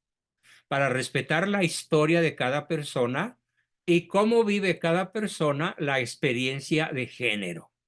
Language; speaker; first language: Spanish; native; Spanish